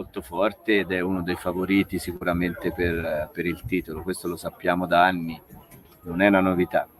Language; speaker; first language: Italian; native; Italian